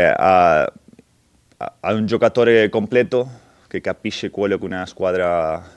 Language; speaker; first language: Italian; non-native, fluent; Spanish